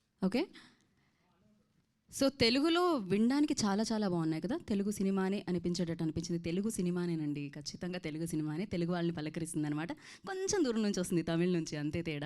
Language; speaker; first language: Telugu; native; Telugu